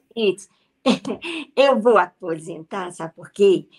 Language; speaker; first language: Portuguese; native; Portuguese